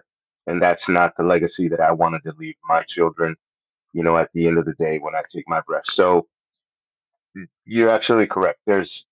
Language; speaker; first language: English; non-native, fluent; Spanish